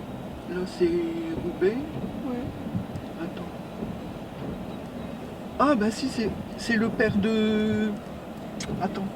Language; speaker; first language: French; native; French